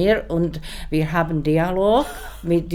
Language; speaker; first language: German; non-native, learner; Czech